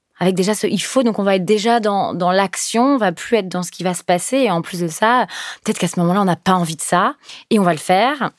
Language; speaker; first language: French; native; French